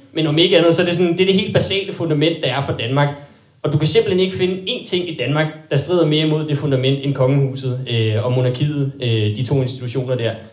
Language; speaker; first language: Danish; native; Danish